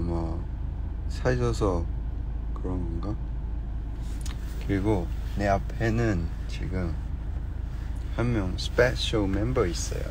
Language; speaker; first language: Korean; non-native, fluent; Cantonese